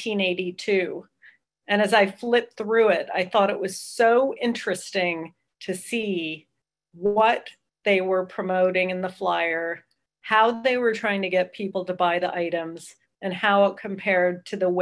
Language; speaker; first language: English; native; English